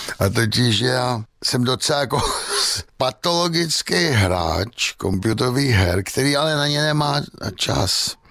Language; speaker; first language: Czech; native; Czech